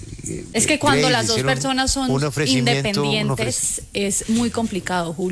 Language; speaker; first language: Spanish; native; Spanish